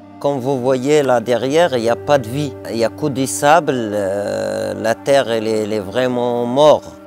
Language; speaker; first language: French; non-native, learner; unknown